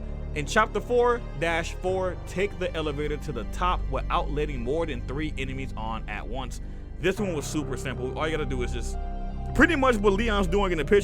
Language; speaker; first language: English; native; English